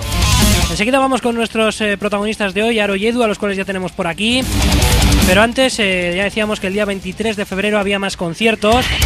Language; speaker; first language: Spanish; native; Spanish